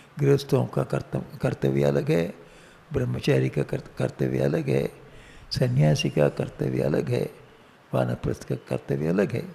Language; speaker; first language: Hindi; non-native, local second language; Tamil